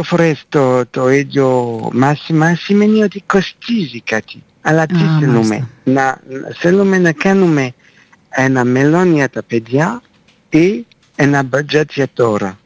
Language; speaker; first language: Greek; non-native, fluent; French